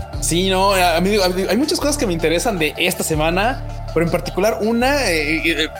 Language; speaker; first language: Spanish; native; Spanish